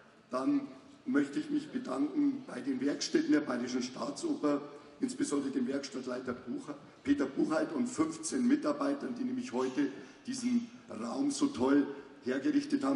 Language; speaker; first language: German; native; German